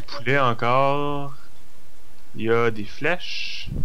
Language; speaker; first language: French; native; French